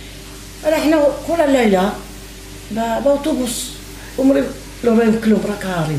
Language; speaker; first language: Hebrew; non-native, fluent; Arabic